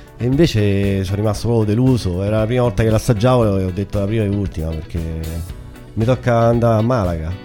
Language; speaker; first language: Italian; native; Italian